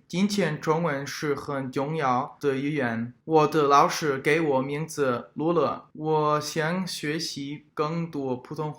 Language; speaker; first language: Chinese; non-native, learner; Spanish